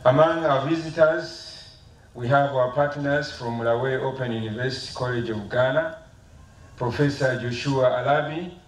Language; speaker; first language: English; non-native, local second language; Swahili